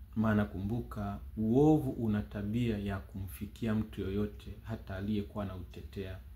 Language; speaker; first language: Swahili; native; Swahili